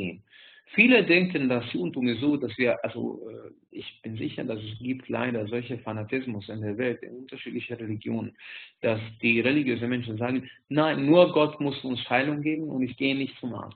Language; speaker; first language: German; non-native, fluent; Hungarian